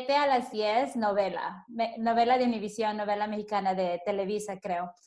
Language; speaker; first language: Spanish; early bilingual, other home language; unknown